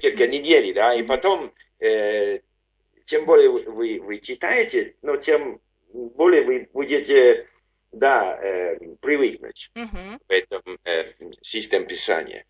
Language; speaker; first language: Russian; non-native, learner; English